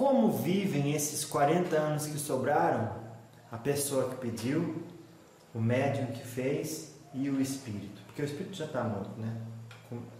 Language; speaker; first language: Portuguese; native; Portuguese